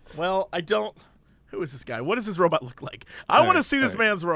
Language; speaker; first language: English; native; English